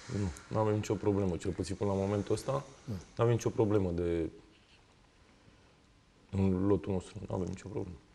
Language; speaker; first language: Romanian; native; Romanian